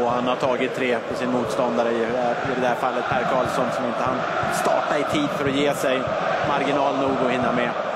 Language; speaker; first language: Swedish; native; Swedish